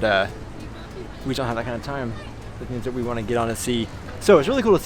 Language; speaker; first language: English; native; English